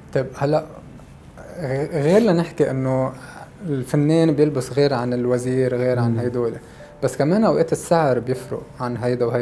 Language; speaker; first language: Arabic; native; Arabic